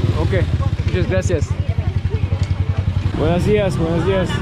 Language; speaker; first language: Spanish; non-native, learner; Turkish